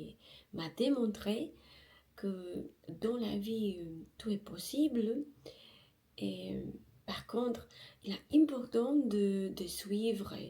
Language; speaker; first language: French; non-native, learner; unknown